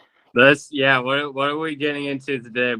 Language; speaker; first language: English; native; English